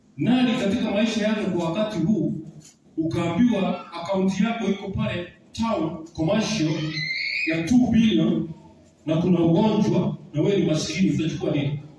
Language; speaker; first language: Swahili; non-native, local second language; Gusii